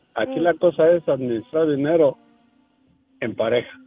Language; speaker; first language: Spanish; native; Spanish